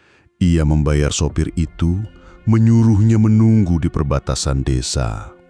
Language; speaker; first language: Indonesian; native; Indonesian